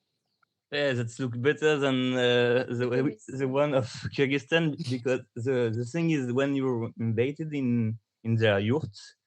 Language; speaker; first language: English; non-native, learner; French